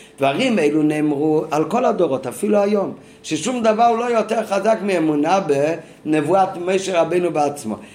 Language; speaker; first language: Hebrew; non-native, fluent; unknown